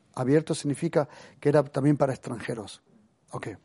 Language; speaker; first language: Spanish; early bilingual, other home language; German